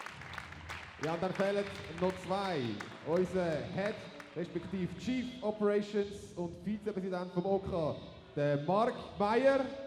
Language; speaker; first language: German; native; German